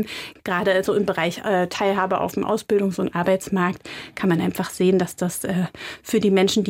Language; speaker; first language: German; native; German